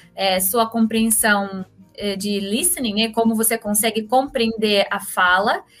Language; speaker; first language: Portuguese; non-native, fluent; Russian